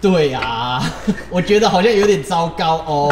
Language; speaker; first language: Chinese; native; Chinese